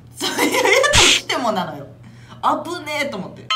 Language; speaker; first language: Japanese; native; Japanese